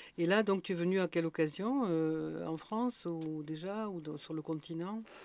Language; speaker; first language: French; native; French